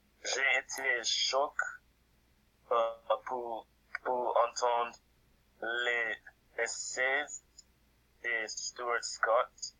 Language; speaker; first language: French; non-native, learner; English